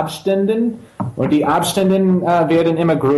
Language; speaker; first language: German; non-native, fluent; English